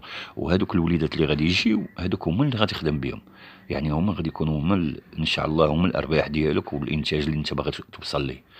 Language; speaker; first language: Arabic; native; Arabic